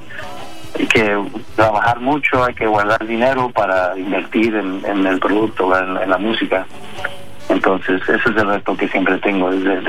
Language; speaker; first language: Spanish; early bilingual, heritage; Spanish